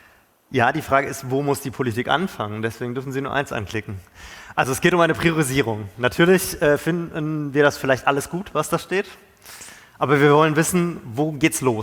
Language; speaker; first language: German; native; German